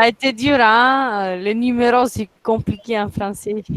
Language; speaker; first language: French; non-native, fluent; Spanish